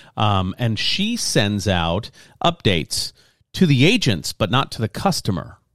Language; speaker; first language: English; native; English